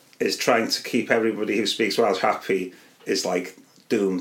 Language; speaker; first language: English; non-native, local second language; Welsh